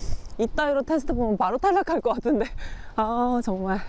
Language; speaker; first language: Korean; native; Korean